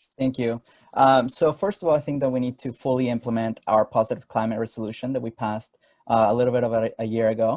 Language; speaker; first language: English; non-native, fluent; Spanish